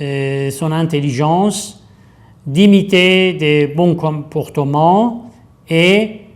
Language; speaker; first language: French; non-native, fluent; Persian